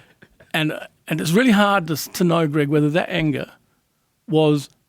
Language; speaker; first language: English; native; English